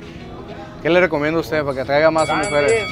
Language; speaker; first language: Spanish; native; Spanish